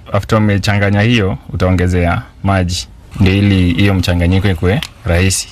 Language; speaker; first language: Swahili; native; Swahili